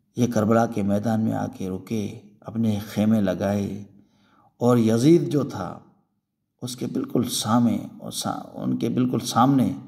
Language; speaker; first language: Urdu; non-native, local second language; Sindhi